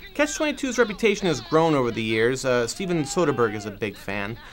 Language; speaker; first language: English; native; English